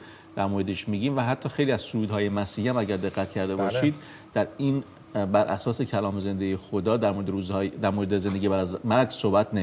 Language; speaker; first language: Persian; native; Persian